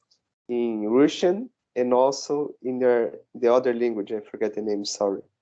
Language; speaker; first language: English; non-native, learner; Portuguese